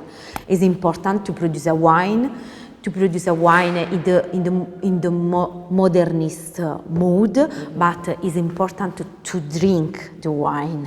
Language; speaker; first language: English; non-native, learner; Italian